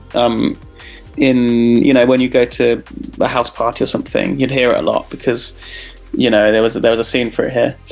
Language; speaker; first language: English; native; English